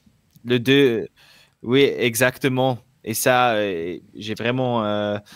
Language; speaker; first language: French; non-native, local second language; German